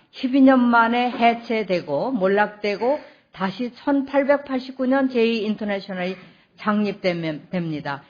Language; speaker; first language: Korean; native; Korean